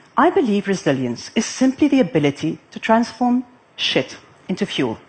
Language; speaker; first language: English; non-native, fluent; Arabic